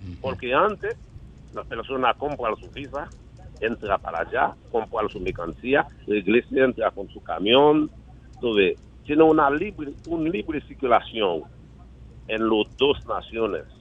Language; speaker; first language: Spanish; non-native, learner; Haitian Creole